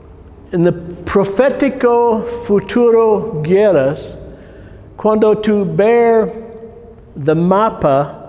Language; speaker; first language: Spanish; non-native, learner; English